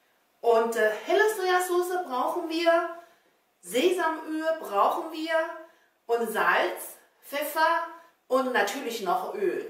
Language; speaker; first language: German; non-native, learner; Chinese